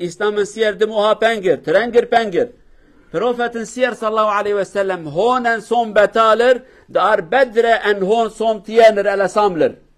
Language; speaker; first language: Norwegian; non-native, learner; Kurdish